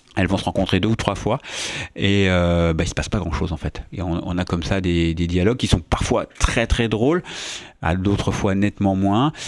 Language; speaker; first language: French; native; French